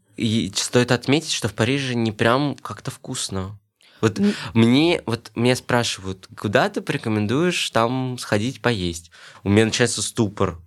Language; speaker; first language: Russian; native; Russian